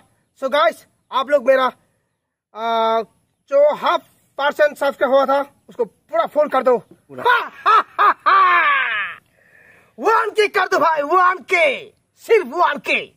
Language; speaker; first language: Hindi; non-native, local second language; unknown